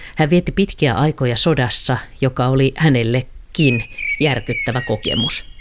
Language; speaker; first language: Finnish; native; Finnish